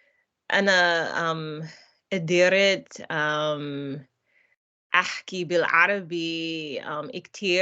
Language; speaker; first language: Arabic; non-native, learner; English